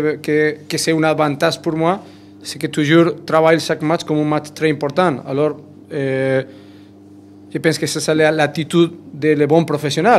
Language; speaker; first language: French; non-native, fluent; Spanish